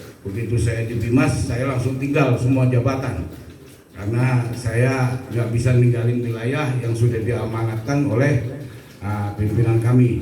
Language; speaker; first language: Indonesian; native; Indonesian